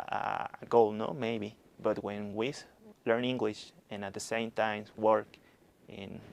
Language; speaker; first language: English; non-native, learner; Spanish